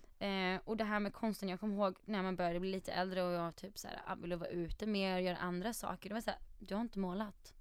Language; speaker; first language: Swedish; early bilingual, other home language; Arabic